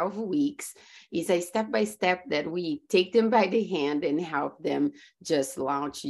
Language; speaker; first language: English; non-native, fluent; Portuguese